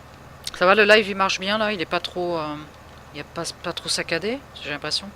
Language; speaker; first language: French; native; French